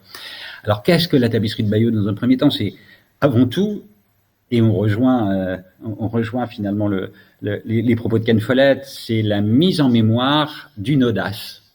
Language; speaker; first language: French; native; French